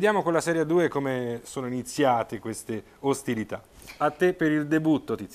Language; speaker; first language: Italian; native; Italian